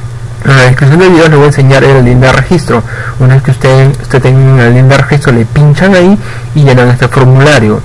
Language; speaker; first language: Spanish; native; Spanish